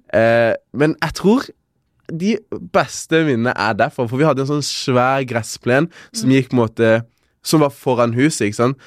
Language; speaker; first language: Norwegian; early bilingual, other home language; Kinyarwanda